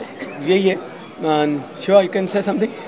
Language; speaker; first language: Hindi; native; Hindi